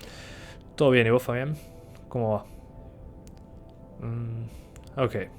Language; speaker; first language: Spanish; native; Spanish